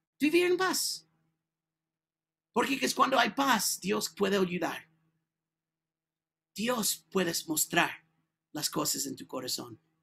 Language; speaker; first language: Spanish; non-native, learner; English